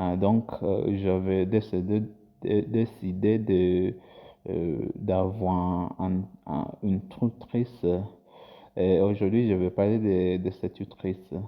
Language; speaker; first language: French; non-native, learner; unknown